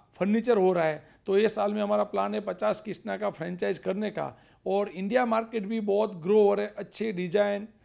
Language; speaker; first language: Hindi; non-native, local second language; Gujarati